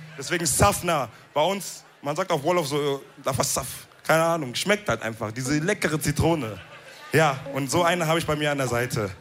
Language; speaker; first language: German; early bilingual, other home language; Wolof